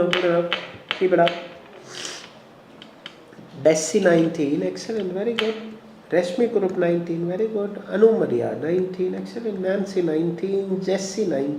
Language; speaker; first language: English; non-native, local second language; Malayalam